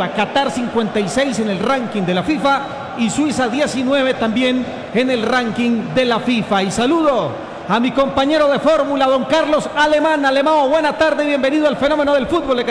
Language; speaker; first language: Spanish; native; Spanish